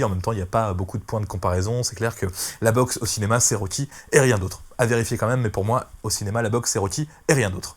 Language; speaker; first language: French; native; French